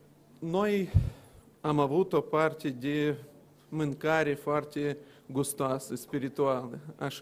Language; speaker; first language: Romanian; non-native, local second language; Russian